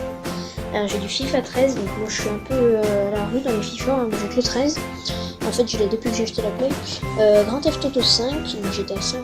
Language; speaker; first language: French; native; French